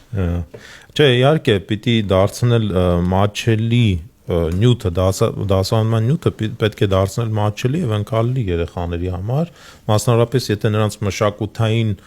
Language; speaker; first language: Armenian; native; Armenian